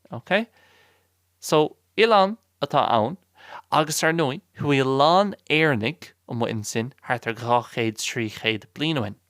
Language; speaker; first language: Irish; non-native, local second language; English